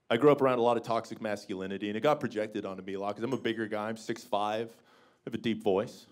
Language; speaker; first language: English; native; English